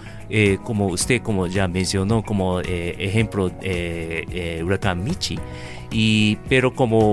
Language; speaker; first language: Spanish; non-native, learner; Japanese